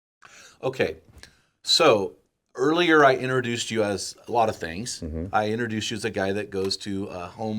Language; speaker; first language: English; native; English